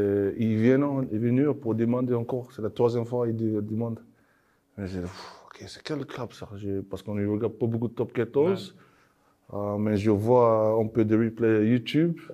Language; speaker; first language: French; non-native, learner; English